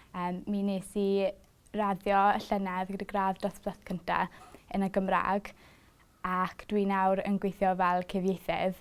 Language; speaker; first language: Welsh; non-native, fluent; English